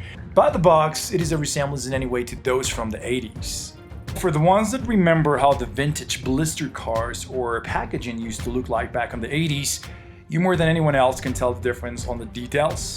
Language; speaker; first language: English; non-native, fluent; Spanish